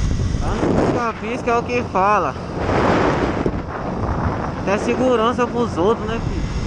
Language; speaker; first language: Portuguese; native; Portuguese